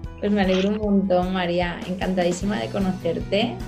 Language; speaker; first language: Spanish; native; Spanish